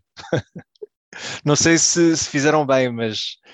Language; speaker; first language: Portuguese; early bilingual, heritage; Portuguese